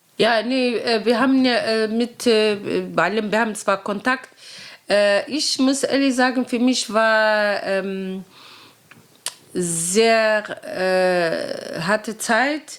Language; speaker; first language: German; non-native, fluent; Arabic